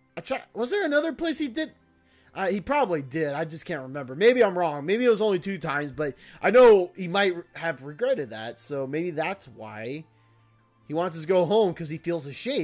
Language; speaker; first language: English; native; English